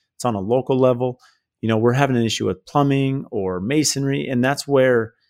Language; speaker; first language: English; native; English